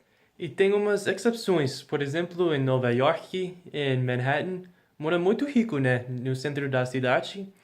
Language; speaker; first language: Portuguese; non-native, fluent; English